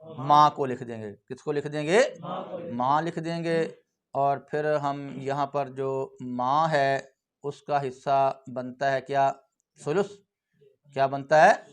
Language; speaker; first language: Urdu; non-native, local second language; Punjabi